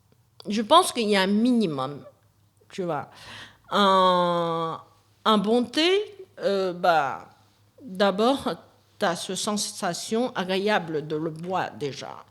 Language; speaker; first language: French; non-native, fluent; Chinese